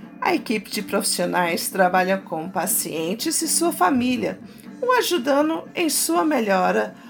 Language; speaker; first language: Portuguese; native; Portuguese